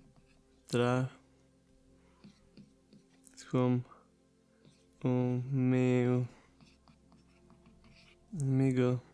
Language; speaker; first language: Portuguese; non-native, learner; German